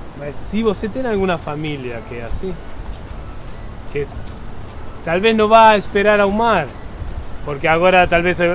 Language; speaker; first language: Portuguese; non-native, fluent; Spanish